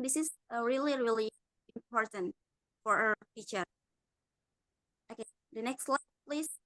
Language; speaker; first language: English; non-native, learner; Indonesian